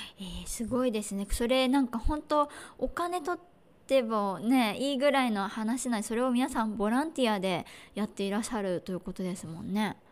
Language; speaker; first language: Japanese; native; Japanese